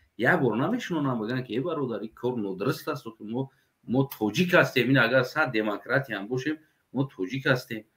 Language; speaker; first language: Tajik; native; Tajik